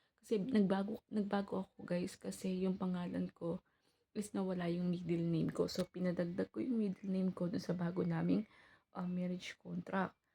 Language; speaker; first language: Filipino; native; Filipino